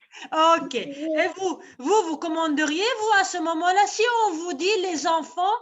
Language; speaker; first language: French; non-native, local second language; Arabic